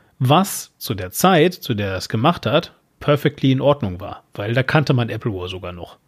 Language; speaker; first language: German; native; German